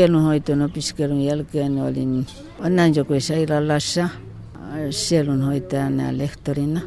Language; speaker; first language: Finnish; non-native, fluent; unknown